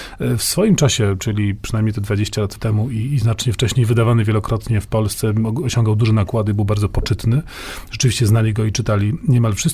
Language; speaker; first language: Polish; native; Polish